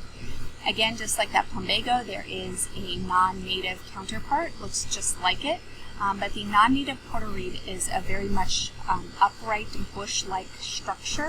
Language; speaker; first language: English; native; English